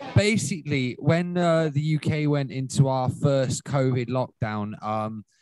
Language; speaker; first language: English; native; English